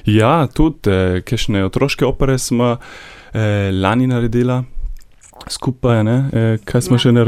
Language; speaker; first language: Slovenian; non-native, learner; German